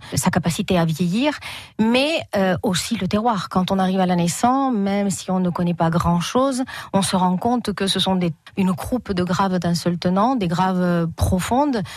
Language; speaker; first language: French; non-native, fluent; Spanish